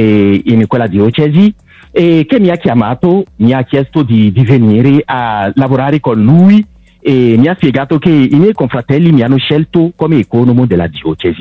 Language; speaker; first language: Italian; non-native, local second language; French